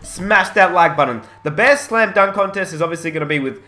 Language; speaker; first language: English; native; English